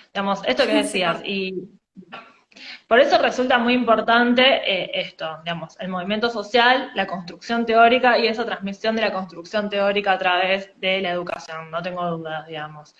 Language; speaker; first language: Spanish; native; Spanish